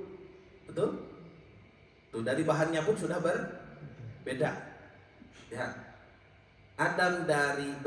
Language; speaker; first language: Indonesian; native; Indonesian